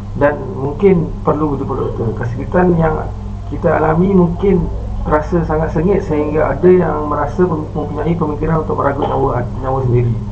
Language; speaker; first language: Malay; native; Malay